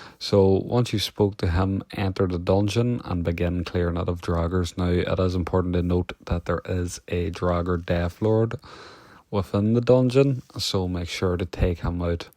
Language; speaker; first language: English; native; English